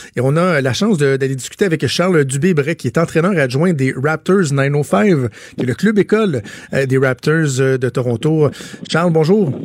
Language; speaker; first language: French; native; French